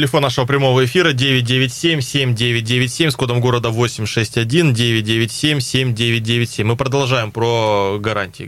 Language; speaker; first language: Russian; native; Russian